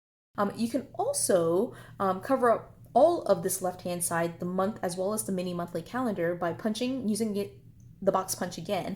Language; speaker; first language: English; native; English